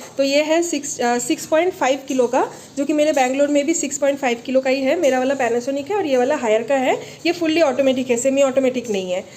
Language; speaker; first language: Hindi; non-native, local second language; Bangla